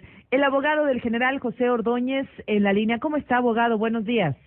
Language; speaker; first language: Spanish; native; Spanish